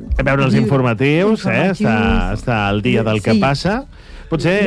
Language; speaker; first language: Catalan; native; Catalan